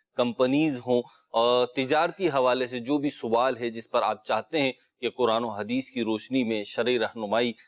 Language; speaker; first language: Urdu; native; Urdu